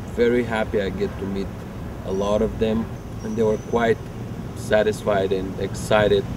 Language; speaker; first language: English; non-native, fluent; Bulgarian